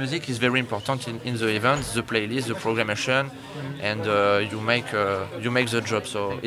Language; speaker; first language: English; non-native, learner; French